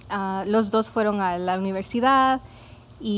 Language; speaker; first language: Spanish; early bilingual, heritage; Spanish